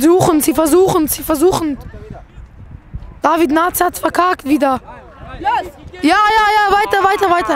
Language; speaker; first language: German; non-native, learner; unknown